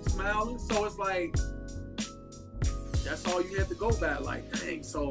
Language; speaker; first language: English; native; English